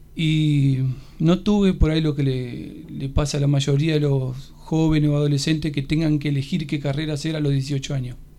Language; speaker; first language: Spanish; native; Spanish